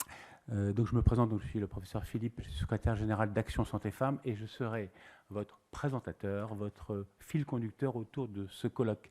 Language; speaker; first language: French; native; French